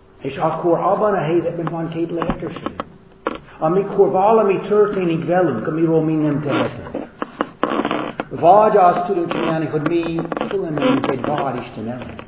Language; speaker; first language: Hungarian; non-native, learner; English